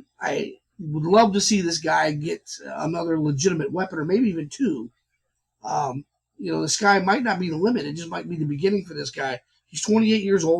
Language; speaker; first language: English; native; English